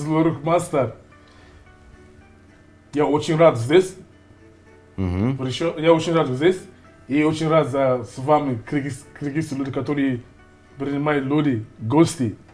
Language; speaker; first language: Russian; non-native, learner; English